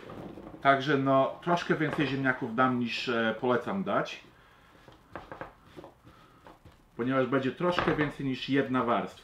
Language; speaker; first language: Polish; early bilingual, heritage; Polish